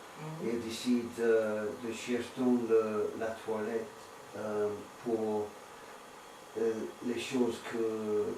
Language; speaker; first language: French; non-native, learner; English